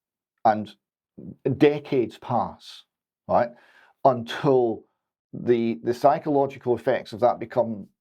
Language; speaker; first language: English; native; English